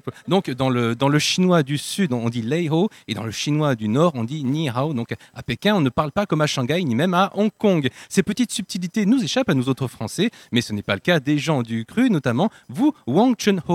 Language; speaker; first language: French; native; French